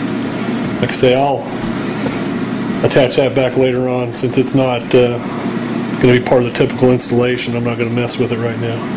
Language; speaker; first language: English; native; English